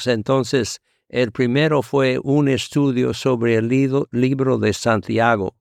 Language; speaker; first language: Spanish; non-native, fluent; English